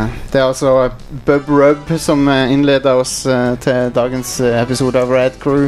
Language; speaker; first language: Norwegian; native; Norwegian